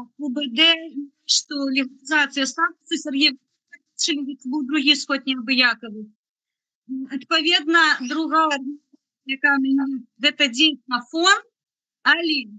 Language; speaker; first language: Belarusian; non-native, local second language; Russian